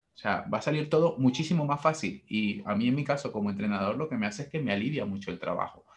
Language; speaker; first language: Spanish; native; Spanish